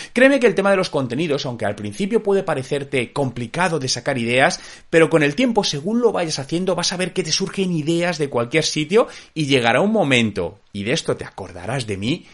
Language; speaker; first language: Spanish; native; Spanish